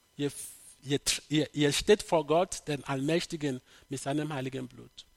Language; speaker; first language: German; non-native, fluent; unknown